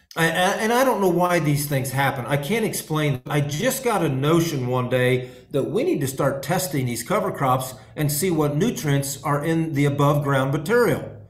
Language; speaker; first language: English; native; English